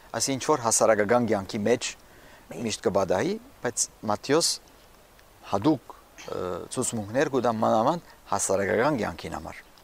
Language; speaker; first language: Armenian; early bilingual, heritage; Armenian